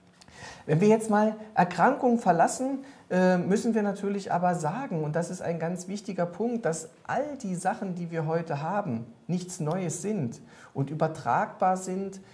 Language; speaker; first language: German; native; German